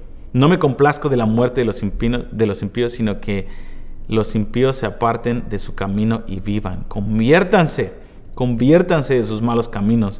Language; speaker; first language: Spanish; native; Spanish